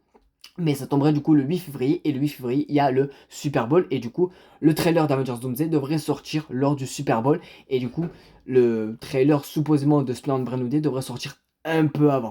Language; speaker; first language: French; native; French